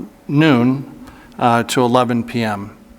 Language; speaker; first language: English; native; English